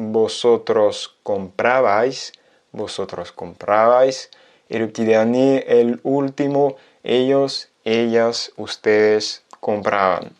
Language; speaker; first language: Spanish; non-native, fluent; French